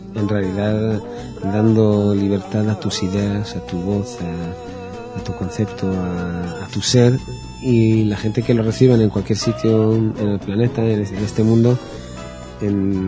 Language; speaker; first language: Spanish; non-native, fluent; Hebrew